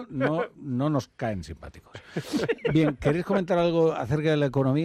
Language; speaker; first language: Spanish; native; Spanish